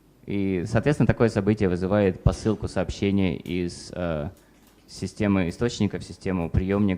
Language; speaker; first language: Russian; native; Russian